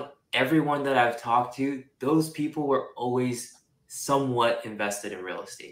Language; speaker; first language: English; non-native, local second language; Japanese